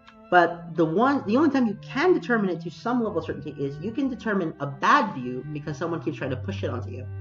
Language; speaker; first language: English; native; English